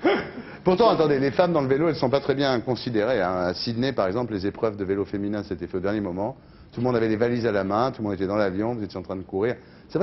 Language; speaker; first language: French; native; French